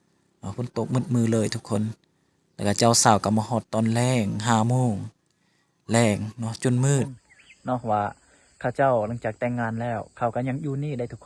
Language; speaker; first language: Thai; non-native, local second language; Lao